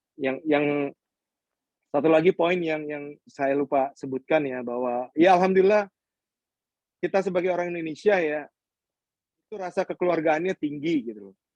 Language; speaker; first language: Indonesian; native; Indonesian